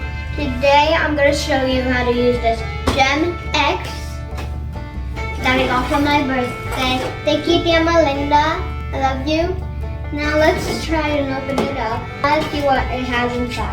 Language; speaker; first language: English; native; English